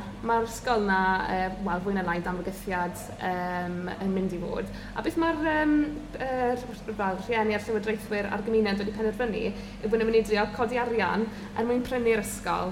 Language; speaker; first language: Welsh; native; Welsh